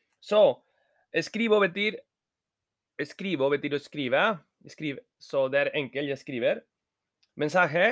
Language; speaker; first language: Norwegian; non-native, learner; Spanish